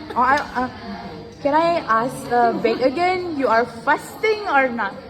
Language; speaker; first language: English; non-native, learner; Indonesian